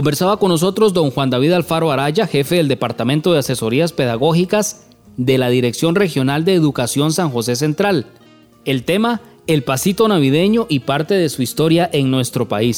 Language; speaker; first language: Spanish; native; Spanish